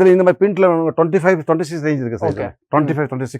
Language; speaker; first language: Tamil; non-native, local second language; Kannada